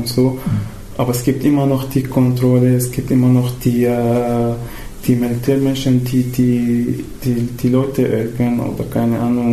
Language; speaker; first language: German; non-native, fluent; Arabic